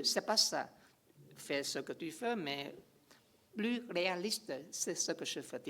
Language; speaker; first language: French; non-native, learner; English